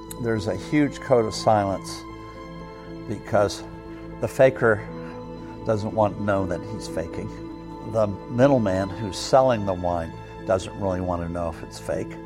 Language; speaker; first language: English; native; English